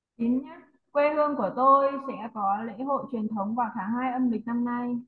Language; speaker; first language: Vietnamese; native; Vietnamese